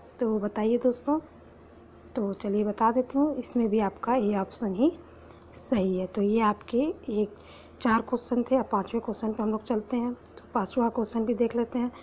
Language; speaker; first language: Hindi; native; Hindi